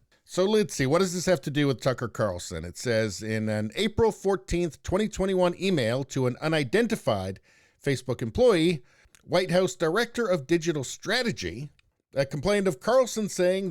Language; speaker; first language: English; native; English